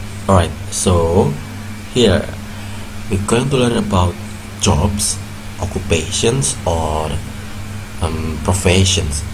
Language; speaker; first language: English; non-native, fluent; Indonesian